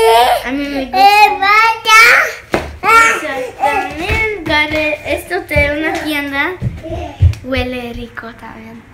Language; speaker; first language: Spanish; early bilingual, heritage; Spanish